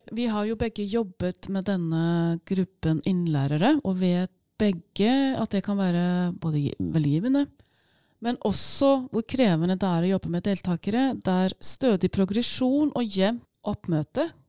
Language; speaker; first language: Norwegian; native; Norwegian